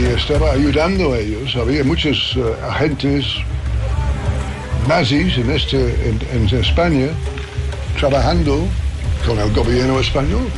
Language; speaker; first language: Spanish; non-native, fluent; English